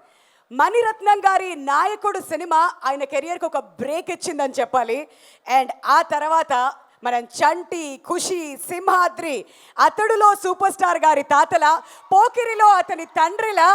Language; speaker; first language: Telugu; native; Telugu